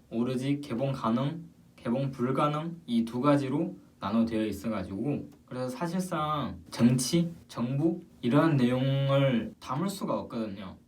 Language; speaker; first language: Korean; non-native, fluent; Chinese